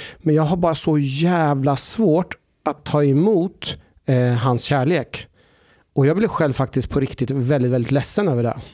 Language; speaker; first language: Swedish; early bilingual, other home language; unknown